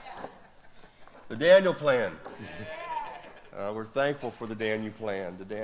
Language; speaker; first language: English; native; English